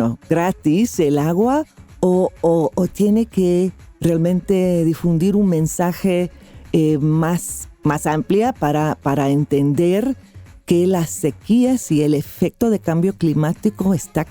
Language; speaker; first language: Spanish; non-native, fluent; English